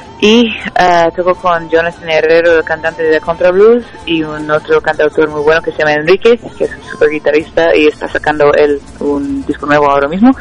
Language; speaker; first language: Spanish; non-native, fluent; English